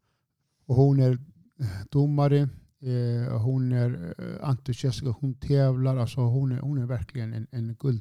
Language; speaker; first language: Swedish; non-native, fluent; Icelandic